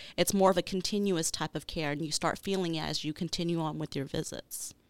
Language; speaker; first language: English; native; English